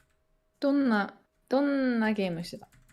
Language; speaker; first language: Japanese; native; Japanese